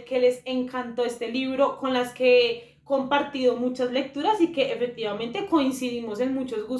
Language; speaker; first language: Spanish; native; Spanish